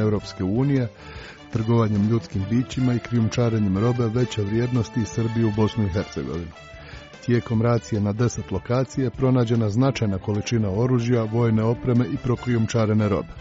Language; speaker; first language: Croatian; native; Croatian